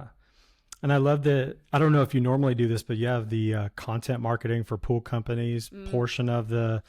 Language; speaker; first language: English; native; English